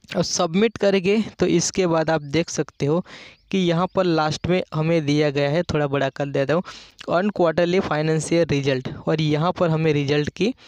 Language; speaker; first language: Hindi; non-native, local second language; Gujarati